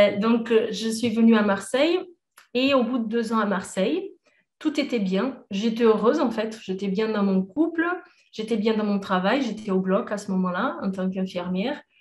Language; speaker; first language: French; non-native, fluent; Portuguese